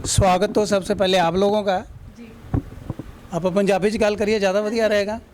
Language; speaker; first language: Hindi; non-native, local second language; Punjabi